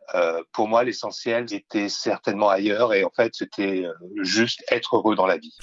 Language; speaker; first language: French; native; French